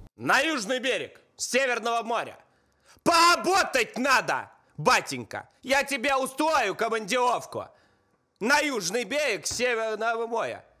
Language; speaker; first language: Russian; native; Russian